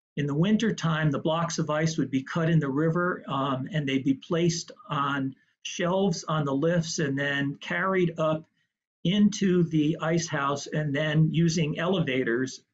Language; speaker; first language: English; native; English